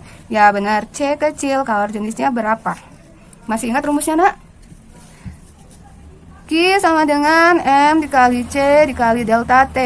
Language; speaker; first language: Indonesian; native; Indonesian